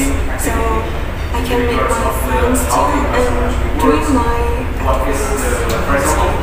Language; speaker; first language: English; non-native, learner; Indonesian